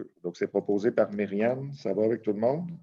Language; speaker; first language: French; native; French